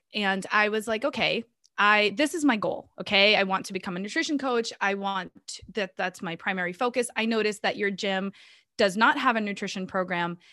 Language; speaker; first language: English; native; English